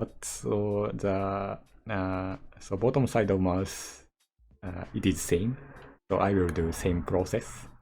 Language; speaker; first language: English; non-native, learner; Japanese